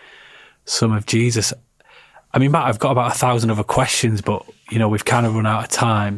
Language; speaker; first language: English; native; English